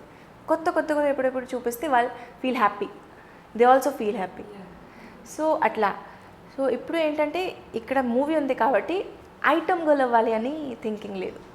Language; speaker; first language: Telugu; non-native, fluent; Hindi